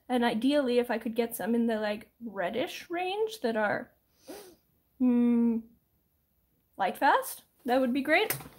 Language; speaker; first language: English; native; English